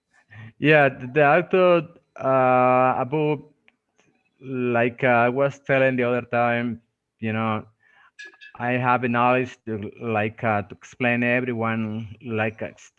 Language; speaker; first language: English; non-native, fluent; Spanish